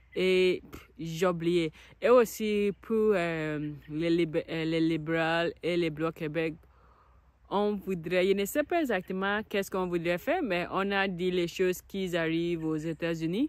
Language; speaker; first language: French; non-native, learner; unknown